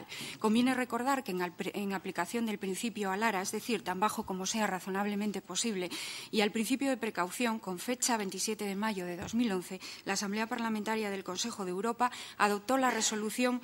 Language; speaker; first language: Spanish; native; Spanish